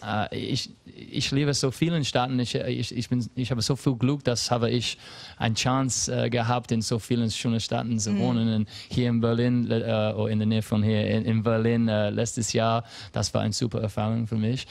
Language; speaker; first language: German; non-native, learner; English